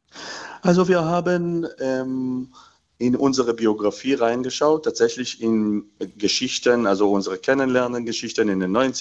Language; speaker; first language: German; non-native, fluent; Hebrew